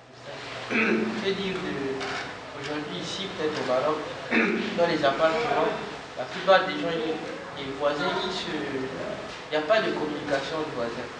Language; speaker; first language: French; non-native, local second language; Arabic